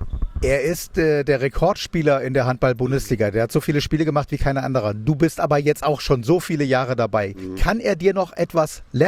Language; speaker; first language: German; native; German